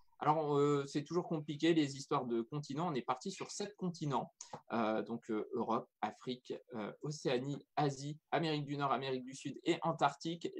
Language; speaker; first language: French; native; French